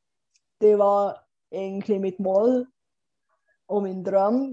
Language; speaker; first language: Norwegian; non-native, fluent; Bulgarian